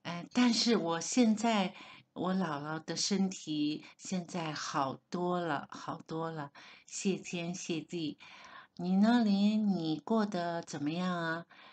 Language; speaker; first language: Chinese; non-native, learner; Hebrew